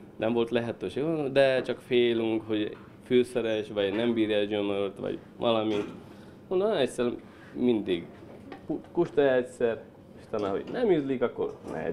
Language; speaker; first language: Hungarian; non-native, learner; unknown